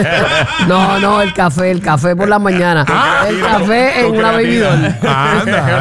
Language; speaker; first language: Spanish; native; Spanish